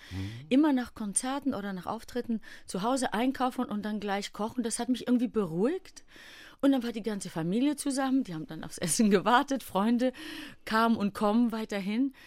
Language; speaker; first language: German; early bilingual, other home language; Greek